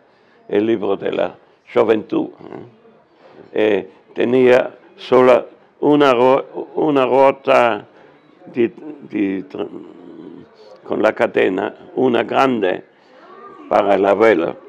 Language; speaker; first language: Spanish; non-native, learner; German